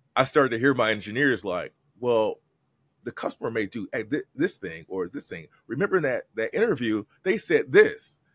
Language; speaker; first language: English; native; English